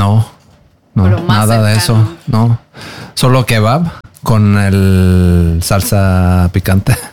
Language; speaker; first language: Spanish; non-native, fluent; Norwegian